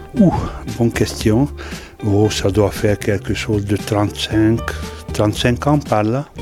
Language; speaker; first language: French; non-native, fluent; Hungarian